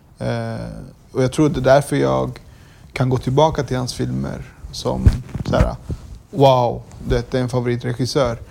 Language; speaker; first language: Swedish; early bilingual, other home language; Kurdish